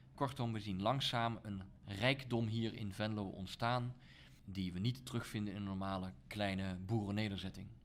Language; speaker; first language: Dutch; native; Dutch